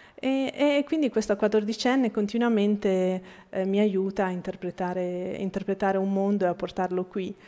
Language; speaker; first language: Italian; non-native, fluent; Bosnian